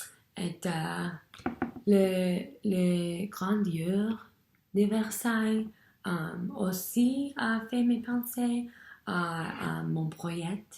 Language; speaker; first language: French; non-native, learner; English